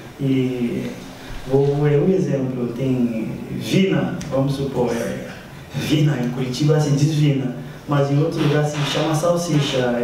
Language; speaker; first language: Portuguese; non-native, fluent; French